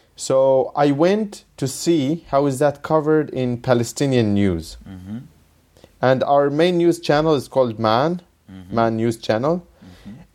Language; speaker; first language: English; non-native, fluent; Arabic